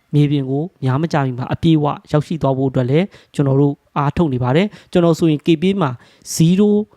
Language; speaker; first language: Burmese; native; Burmese